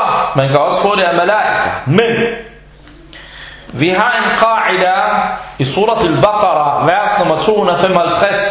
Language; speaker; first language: Danish; non-native, fluent; Arabic